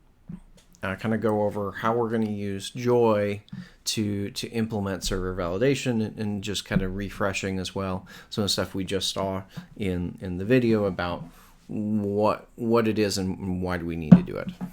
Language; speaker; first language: English; native; English